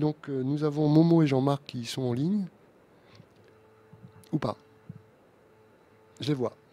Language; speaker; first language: French; native; French